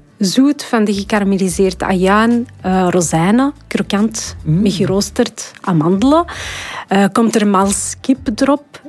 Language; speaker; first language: Dutch; non-native, fluent; Arabic